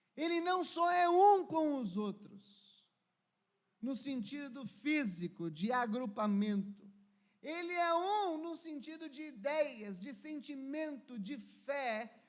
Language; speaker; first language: Portuguese; native; Portuguese